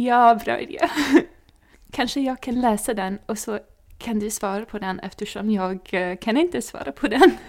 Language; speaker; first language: Swedish; non-native, fluent; English